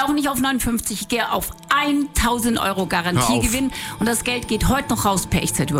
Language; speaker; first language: German; native; German